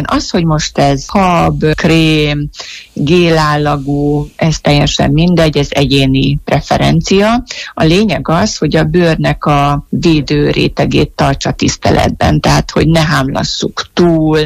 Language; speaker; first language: Hungarian; native; Hungarian